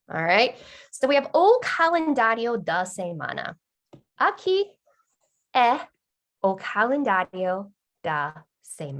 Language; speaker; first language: Portuguese; non-native, fluent; English